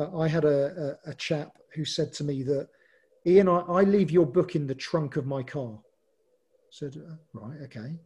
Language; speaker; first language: English; native; English